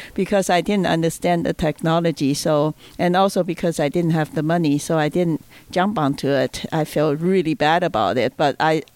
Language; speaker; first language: English; non-native, fluent; Chinese